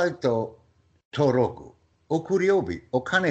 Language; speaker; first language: Japanese; non-native, learner; English